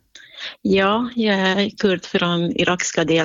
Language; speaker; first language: Swedish; non-native, fluent; Central Kurdish